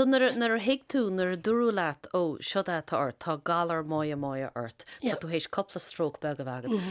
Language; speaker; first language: Irish; native; Irish